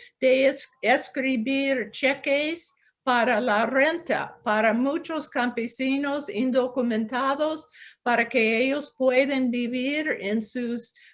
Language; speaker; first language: Spanish; non-native, local second language; English